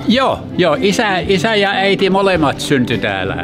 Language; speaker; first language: Finnish; early bilingual, other home language; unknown